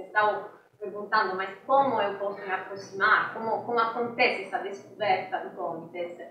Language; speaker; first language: Portuguese; non-native, fluent; Italian